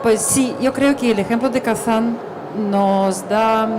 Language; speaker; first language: Spanish; non-native, fluent; Russian